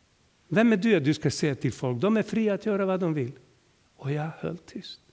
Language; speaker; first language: Swedish; non-native, fluent; Serbian